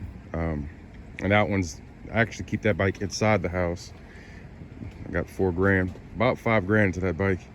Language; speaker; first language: English; native; English